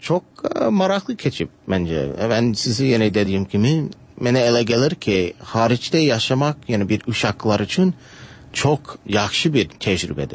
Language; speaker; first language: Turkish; non-native, learner; English